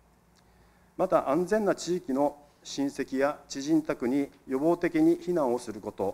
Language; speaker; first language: Japanese; native; Japanese